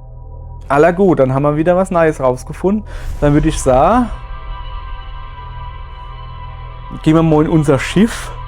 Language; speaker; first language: German; native; German